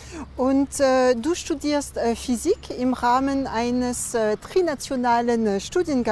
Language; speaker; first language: German; non-native, fluent; French